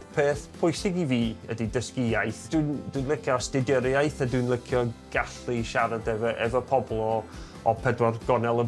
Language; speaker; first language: Welsh; non-native, local second language; English